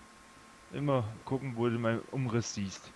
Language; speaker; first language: German; native; German